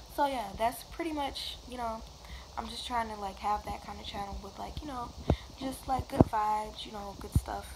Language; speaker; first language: English; native; English